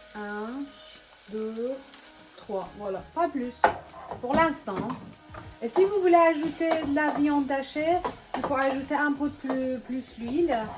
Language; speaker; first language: French; non-native, fluent; Persian